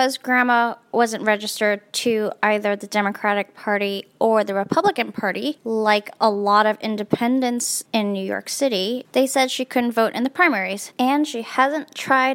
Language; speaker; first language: English; early bilingual, other home language; Chinese